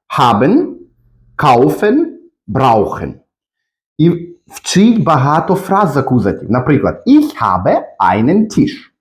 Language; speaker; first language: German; non-native, fluent; Ukrainian